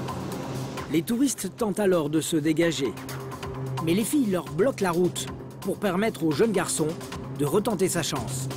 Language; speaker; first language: French; native; French